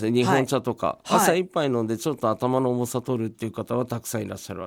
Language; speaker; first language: Japanese; native; Japanese